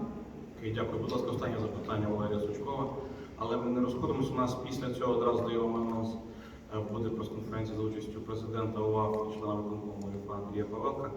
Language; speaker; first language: Ukrainian; native; Ukrainian